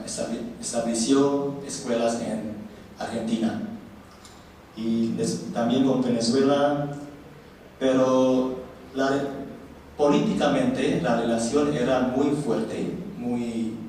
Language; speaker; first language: Spanish; non-native, learner; Indonesian